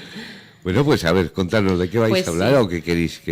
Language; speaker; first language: Spanish; native; Spanish